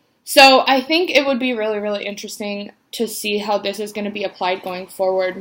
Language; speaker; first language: English; native; English